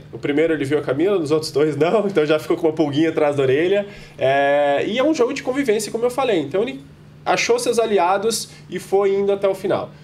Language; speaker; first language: Portuguese; native; Portuguese